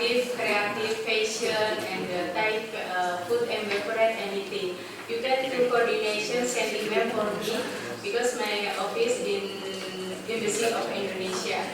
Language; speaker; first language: English; non-native, learner; Indonesian